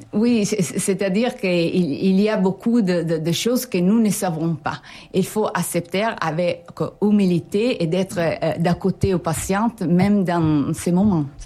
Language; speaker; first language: French; non-native, fluent; Italian